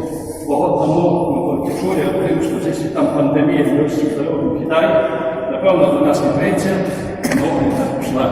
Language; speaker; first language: Polish; non-native, fluent; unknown